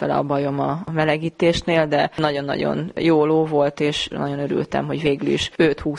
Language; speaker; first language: Hungarian; native; Hungarian